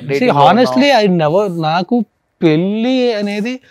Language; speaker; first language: Telugu; native; Telugu